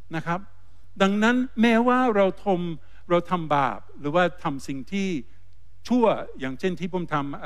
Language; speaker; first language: Thai; non-native, fluent; English